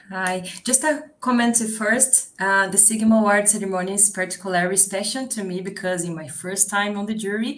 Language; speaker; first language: English; non-native, learner; Portuguese